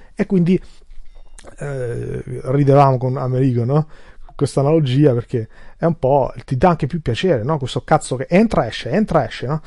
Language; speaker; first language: Italian; early bilingual, other home language; Albanian